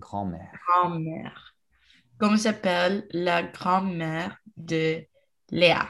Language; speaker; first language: French; non-native, learner; English